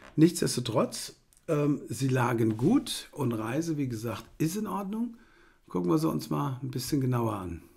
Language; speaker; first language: German; native; German